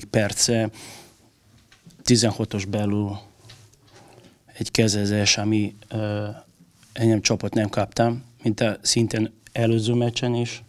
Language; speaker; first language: Hungarian; non-native, learner; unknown